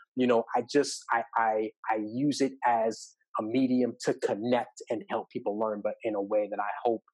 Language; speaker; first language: English; native; English